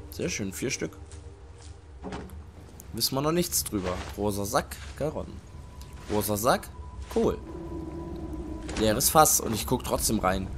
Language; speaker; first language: German; native; German